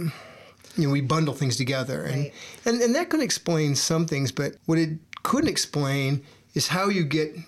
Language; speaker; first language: English; native; English